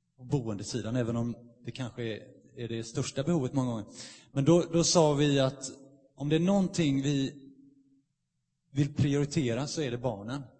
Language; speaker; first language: Swedish; native; Swedish